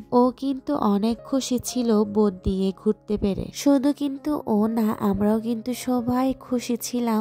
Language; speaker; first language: Bangla; non-native, local second language; Chakma